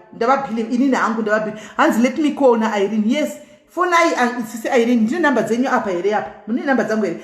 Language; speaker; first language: Shona; native; Shona